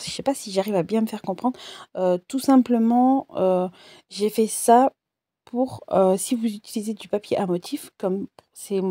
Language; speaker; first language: French; native; French